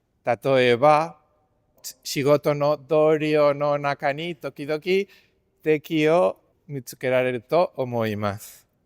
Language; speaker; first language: Japanese; non-native, fluent; Spanish